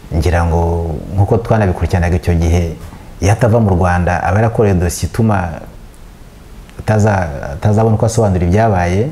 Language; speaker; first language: Kinyarwanda; early bilingual, heritage; Kinyarwanda